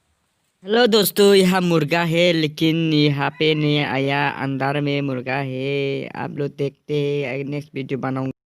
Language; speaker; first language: Hindi; non-native, local second language; Bodo